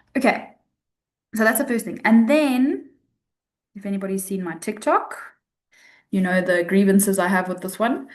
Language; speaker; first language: English; native; English